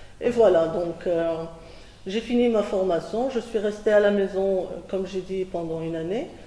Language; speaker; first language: French; non-native, local second language; Arabic